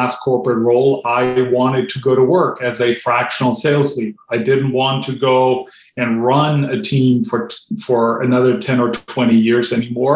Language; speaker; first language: English; non-native, fluent; German